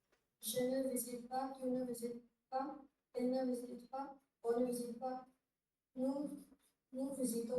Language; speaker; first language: French; non-native, learner; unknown